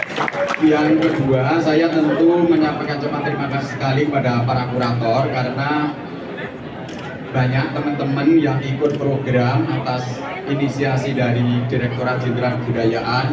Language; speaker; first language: Indonesian; native; Indonesian